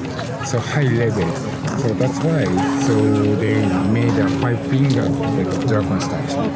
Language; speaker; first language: English; non-native, learner; Japanese